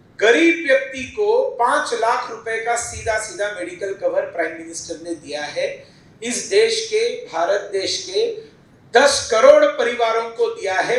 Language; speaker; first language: Hindi; non-native, local second language; Marathi